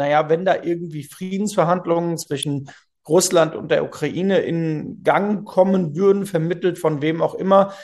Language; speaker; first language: German; native; German